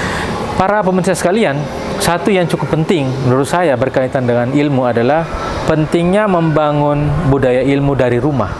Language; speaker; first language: Indonesian; native; Indonesian